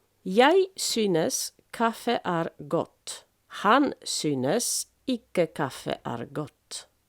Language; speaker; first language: Norwegian; non-native, fluent; French